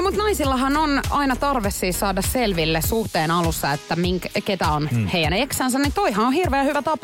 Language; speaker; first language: Finnish; native; Finnish